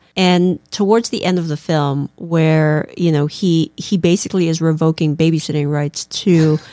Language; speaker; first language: English; non-native, local second language; Filipino